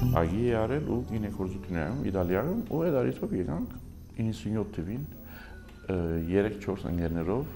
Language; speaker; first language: Armenian; early bilingual, heritage; Armenian